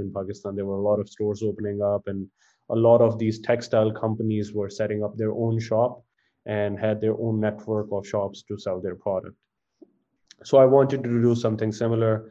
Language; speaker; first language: English; non-native, local second language; Punjabi